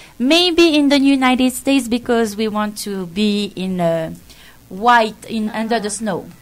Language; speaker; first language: English; non-native, fluent; French